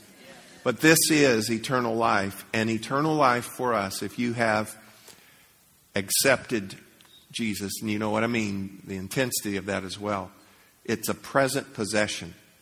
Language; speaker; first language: English; native; English